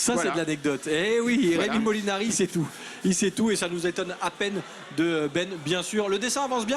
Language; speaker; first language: French; native; French